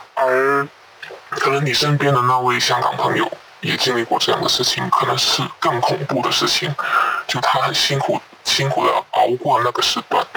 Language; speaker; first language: Chinese; non-native, local second language; Cantonese